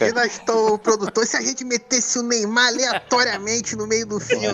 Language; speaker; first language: Portuguese; native; Portuguese